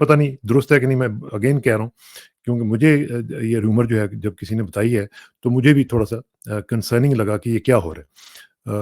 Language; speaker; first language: Urdu; native; Urdu